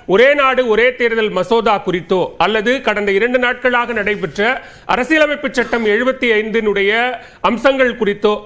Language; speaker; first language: Tamil; native; Tamil